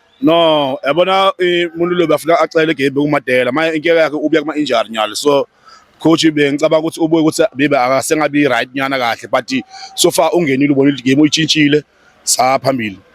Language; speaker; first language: Zulu; non-native, local second language; Swati